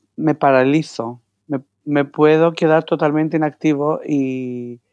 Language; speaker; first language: Spanish; non-native, fluent; Greek